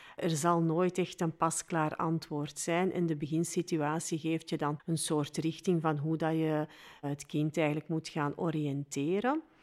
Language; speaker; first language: Dutch; native; Dutch